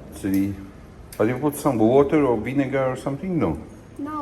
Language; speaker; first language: English; non-native, learner; Polish